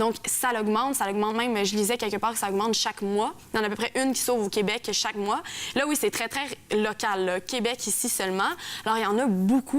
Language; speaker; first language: French; native; French